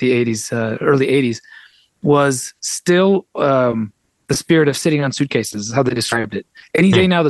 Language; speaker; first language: English; early bilingual, other home language; Russian